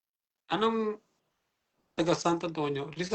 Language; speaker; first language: Filipino; non-native, learner; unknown